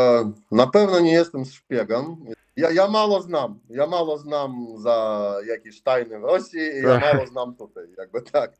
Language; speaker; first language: Polish; non-native, learner; Russian